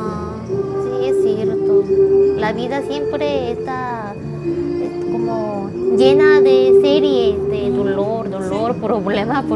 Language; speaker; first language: Spanish; non-native, learner; Korean